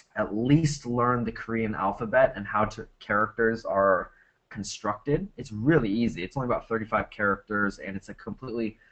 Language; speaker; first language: English; native; English